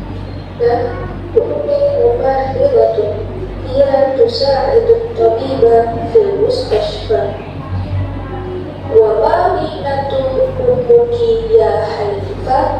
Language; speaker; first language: Arabic; non-native, learner; Indonesian